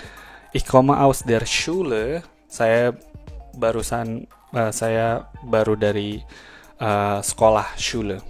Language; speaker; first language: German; non-native, fluent; Indonesian